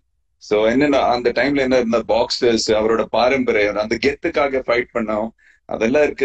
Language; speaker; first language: Tamil; non-native, fluent; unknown